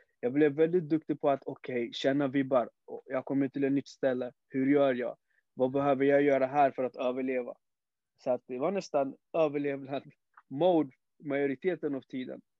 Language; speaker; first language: Swedish; early bilingual, other home language; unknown